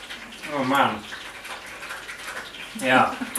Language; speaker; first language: English; native; English